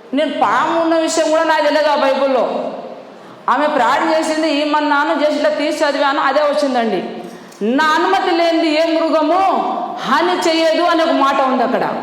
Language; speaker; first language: Telugu; non-native, local second language; Lambadi